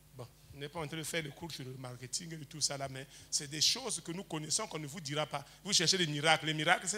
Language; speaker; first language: French; native; French